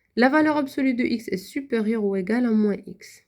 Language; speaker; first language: French; non-native, local second language; Arabic